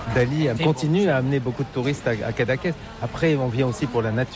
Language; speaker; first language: French; native; French